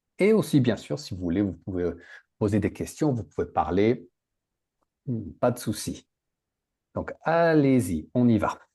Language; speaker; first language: French; native; French